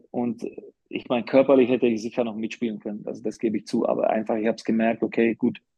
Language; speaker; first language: German; non-native, fluent; Slovak